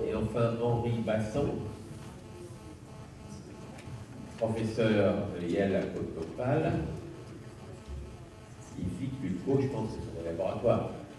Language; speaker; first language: French; native; French